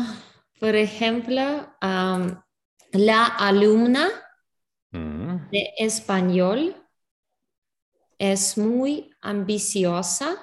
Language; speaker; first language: Spanish; non-native, learner; English